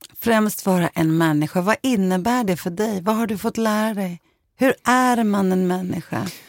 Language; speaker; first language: Swedish; early bilingual, other home language; Greek